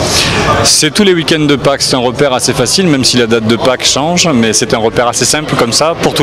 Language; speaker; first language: French; native; French